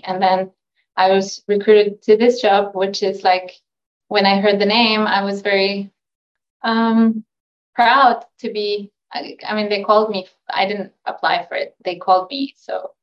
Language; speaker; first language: English; non-native, fluent; Norwegian